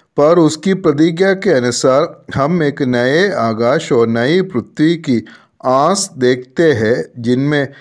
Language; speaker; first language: Hindi; non-native, local second language; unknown